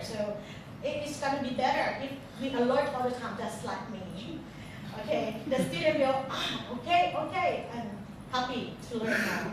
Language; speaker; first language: English; non-native, fluent; Thai